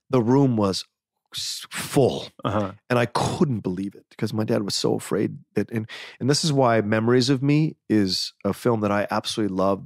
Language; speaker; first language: English; native; English